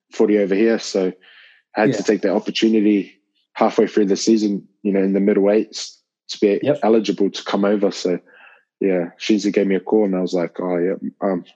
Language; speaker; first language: English; native; English